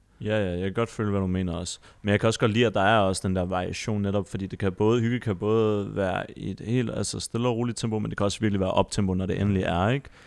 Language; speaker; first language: Danish; early bilingual, other home language; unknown